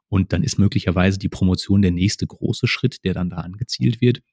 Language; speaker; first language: German; native; German